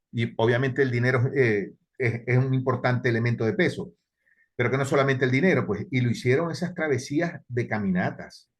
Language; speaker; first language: Spanish; native; Spanish